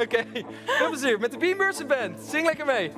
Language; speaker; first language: Dutch; native; Dutch